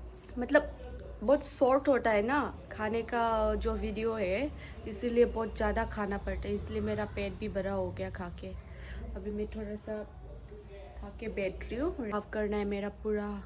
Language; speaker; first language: Hindi; non-native, local second language; Bodo